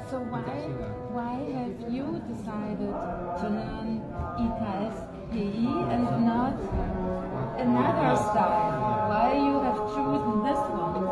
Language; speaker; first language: English; non-native, fluent; German